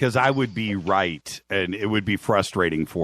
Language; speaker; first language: English; native; English